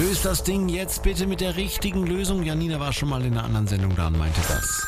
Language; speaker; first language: German; native; German